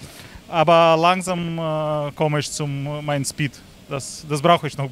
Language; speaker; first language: German; non-native, learner; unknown